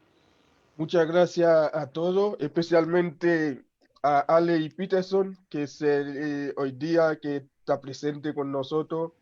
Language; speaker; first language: Spanish; non-native, local second language; Haitian Creole